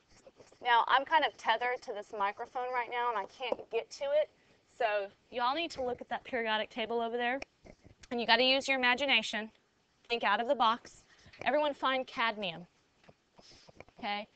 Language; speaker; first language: English; native; English